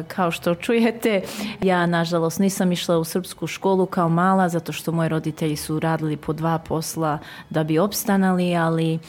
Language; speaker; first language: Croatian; early bilingual, heritage; Serbian